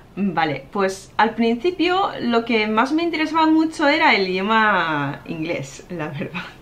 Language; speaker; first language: Spanish; non-native, fluent; Japanese